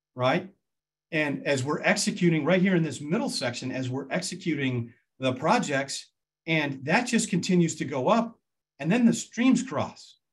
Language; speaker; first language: English; native; English